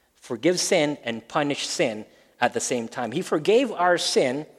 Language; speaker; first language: English; non-native, local second language; Filipino